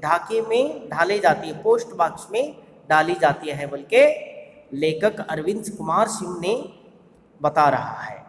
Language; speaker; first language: Hindi; non-native, local second language; Kannada